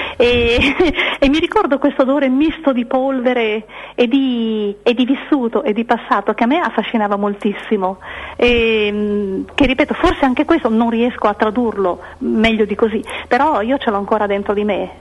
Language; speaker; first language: Italian; native; Italian